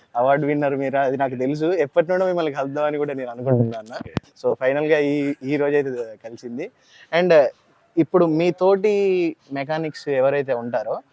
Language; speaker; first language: Telugu; native; Telugu